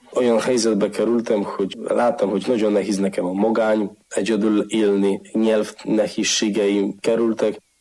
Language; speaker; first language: Hungarian; non-native, fluent; Polish